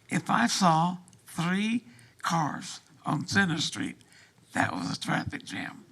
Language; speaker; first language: English; early bilingual, other home language; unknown